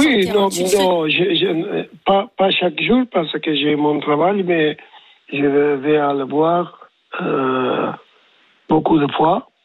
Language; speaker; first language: French; non-native, learner; Spanish